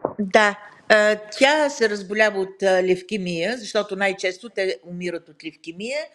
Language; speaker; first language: Bulgarian; native; Bulgarian